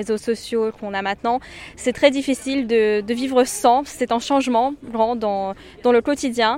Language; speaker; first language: French; non-native, fluent; Russian